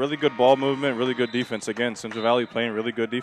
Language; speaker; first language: English; native; English